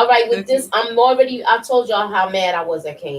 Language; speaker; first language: English; native; English